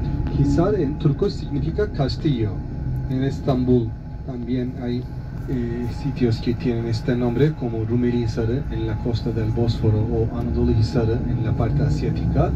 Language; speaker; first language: Spanish; non-native, fluent; Turkish